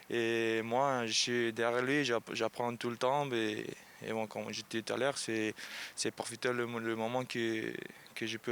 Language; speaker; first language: French; non-native, learner; Spanish